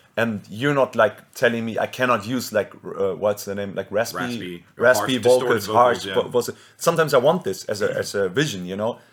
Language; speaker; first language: English; non-native, fluent; German